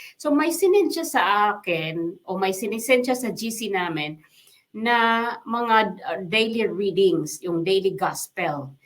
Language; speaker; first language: Filipino; non-native, local second language; Waray